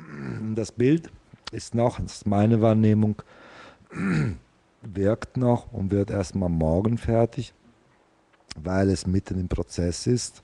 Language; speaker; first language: German; non-native, fluent; Italian